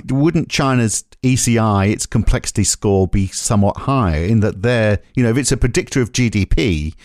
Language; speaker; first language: English; native; English